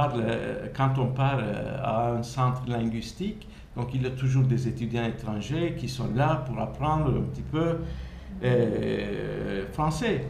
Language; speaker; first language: French; non-native, fluent; Turkish